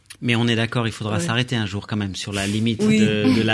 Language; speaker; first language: French; native; French